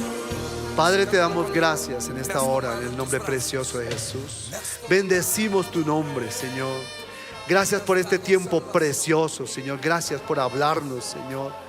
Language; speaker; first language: Spanish; native; Spanish